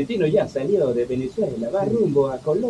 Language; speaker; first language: Spanish; native; Spanish